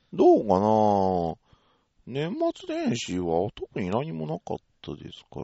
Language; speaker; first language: Japanese; native; Japanese